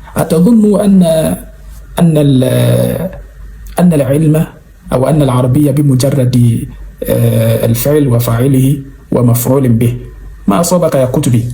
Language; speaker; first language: Arabic; non-native, fluent; Yoruba